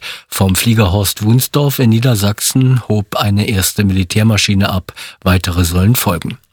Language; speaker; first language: German; native; German